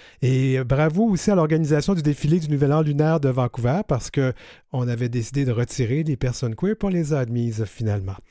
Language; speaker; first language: French; native; French